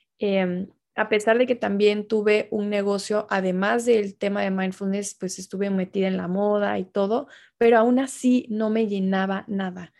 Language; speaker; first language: Spanish; native; Spanish